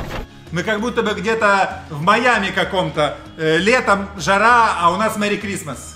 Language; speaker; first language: Russian; native; Russian